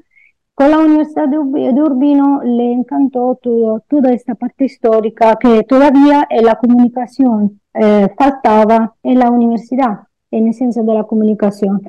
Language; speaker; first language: Spanish; non-native, fluent; Italian